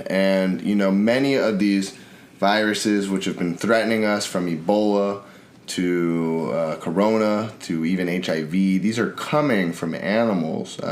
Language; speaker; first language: English; native; English